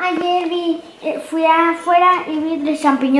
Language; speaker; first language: Spanish; early bilingual, other home language; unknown